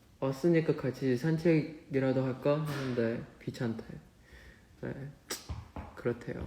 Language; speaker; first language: Korean; non-native, fluent; Chinese